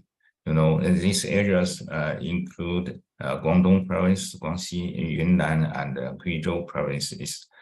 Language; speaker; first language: English; non-native, fluent; Chinese